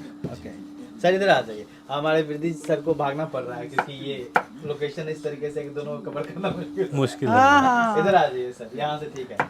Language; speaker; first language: Hindi; native; Hindi